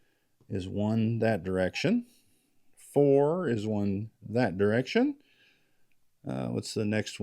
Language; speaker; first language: English; native; English